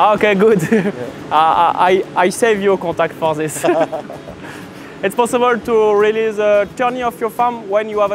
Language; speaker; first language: English; non-native, learner; French